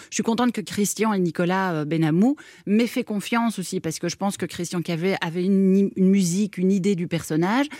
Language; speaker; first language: French; native; French